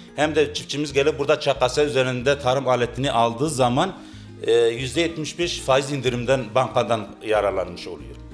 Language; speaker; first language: Turkish; native; Turkish